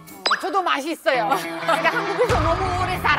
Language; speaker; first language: Korean; non-native, fluent; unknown